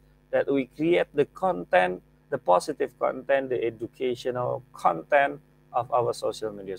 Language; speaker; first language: English; non-native, fluent; Indonesian